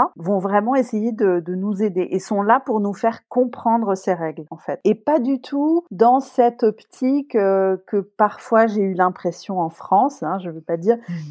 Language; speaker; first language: French; native; French